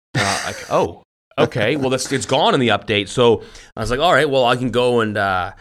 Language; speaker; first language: English; native; English